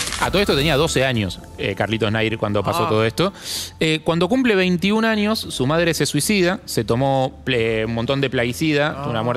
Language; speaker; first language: Spanish; native; Spanish